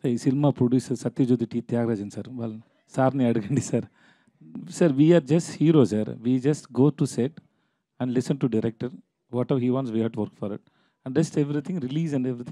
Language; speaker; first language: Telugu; non-native, learner; Tamil